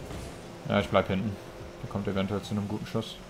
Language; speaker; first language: German; native; German